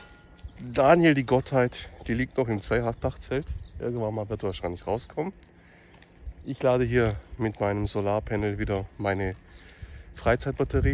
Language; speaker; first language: German; native; German